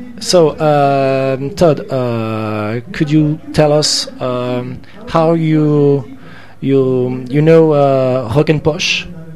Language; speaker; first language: English; non-native, learner; French